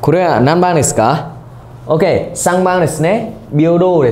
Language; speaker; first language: Japanese; non-native, fluent; Vietnamese